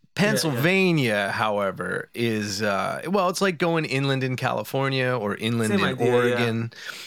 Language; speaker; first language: English; native; English